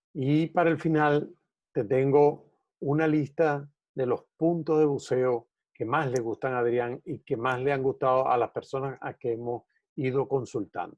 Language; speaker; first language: Spanish; native; Spanish